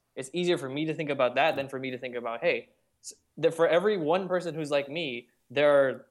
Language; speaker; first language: English; early bilingual, other home language; Hindi